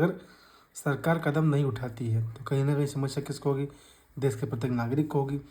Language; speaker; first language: Hindi; native; Hindi